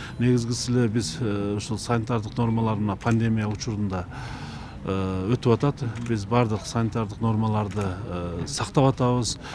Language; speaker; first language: Kyrgyz; native; Kyrgyz